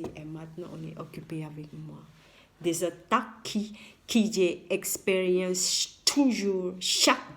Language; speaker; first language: French; non-native, learner; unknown